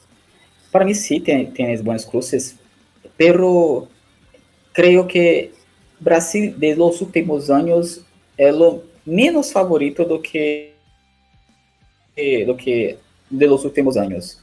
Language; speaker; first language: Spanish; non-native, learner; Portuguese